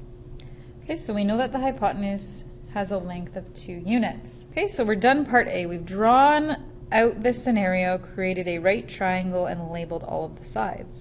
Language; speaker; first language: English; native; English